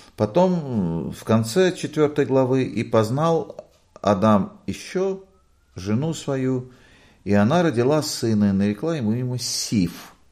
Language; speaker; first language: Russian; non-native, local second language; Latvian